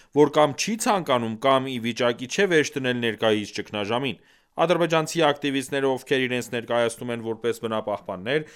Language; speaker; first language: Armenian; early bilingual, heritage; Armenian